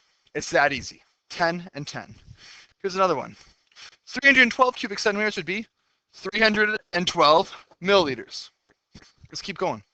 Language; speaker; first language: English; native; English